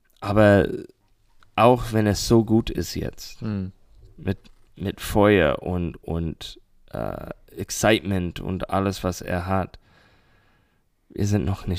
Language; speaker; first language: German; non-native, learner; English